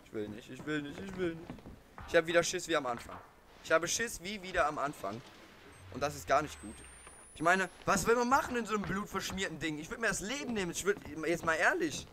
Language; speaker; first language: German; native; German